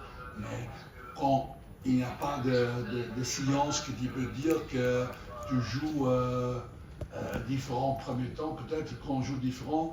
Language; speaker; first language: French; non-native, learner; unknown